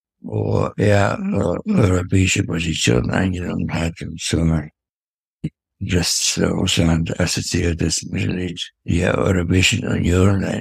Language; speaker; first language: German; non-native, fluent; Russian